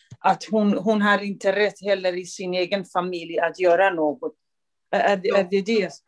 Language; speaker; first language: Swedish; non-native, fluent; Kurdish